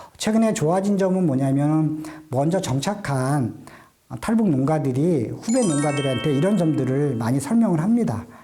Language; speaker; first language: Korean; native; Korean